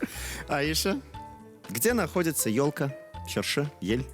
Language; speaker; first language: Russian; native; Russian